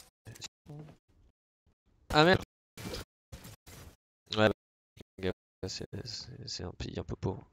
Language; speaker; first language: French; native; French